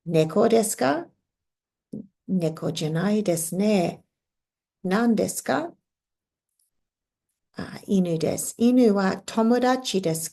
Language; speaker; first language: Japanese; non-native, fluent; English